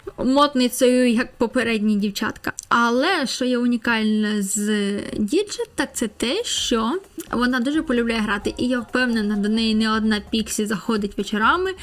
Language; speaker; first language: Ukrainian; non-native, local second language; Russian